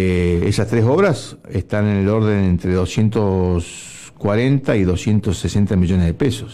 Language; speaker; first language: Spanish; native; Spanish